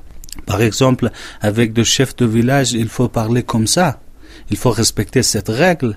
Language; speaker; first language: French; non-native, learner; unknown